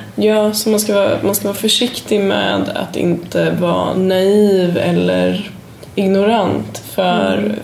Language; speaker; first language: Swedish; native; Swedish